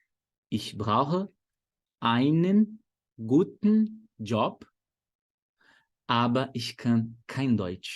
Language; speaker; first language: German; non-native, fluent; Portuguese